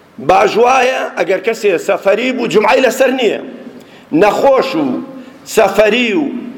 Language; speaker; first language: Central Kurdish; native; Central Kurdish